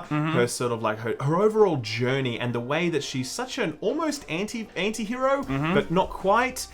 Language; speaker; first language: English; native; English